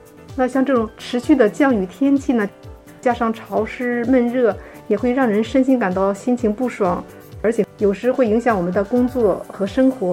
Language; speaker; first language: Chinese; native; Chinese